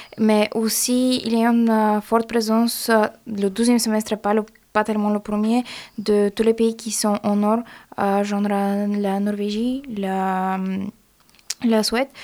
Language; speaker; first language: French; non-native, fluent; Bulgarian